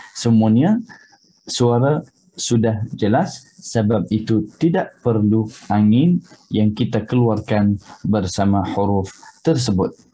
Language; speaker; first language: Malay; non-native, fluent; Arabic